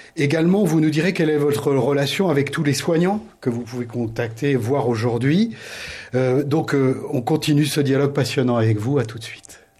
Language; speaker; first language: French; native; French